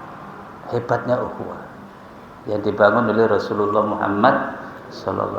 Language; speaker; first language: Indonesian; native; Indonesian